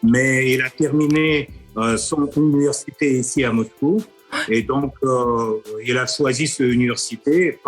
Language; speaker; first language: French; non-native, fluent; Russian